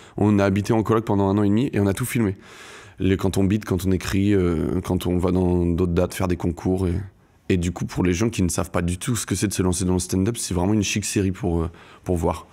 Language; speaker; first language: French; native; French